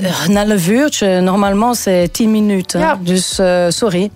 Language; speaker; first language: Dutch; non-native, local second language; French